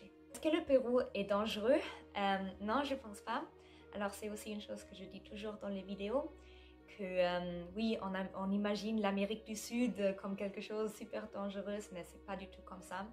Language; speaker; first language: French; non-native, fluent; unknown